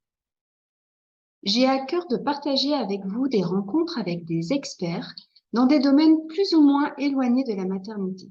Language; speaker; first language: French; native; French